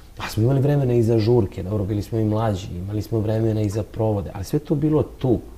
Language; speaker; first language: Serbian; native; Serbian